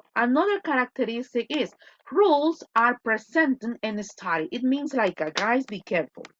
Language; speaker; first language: English; non-native, fluent; Spanish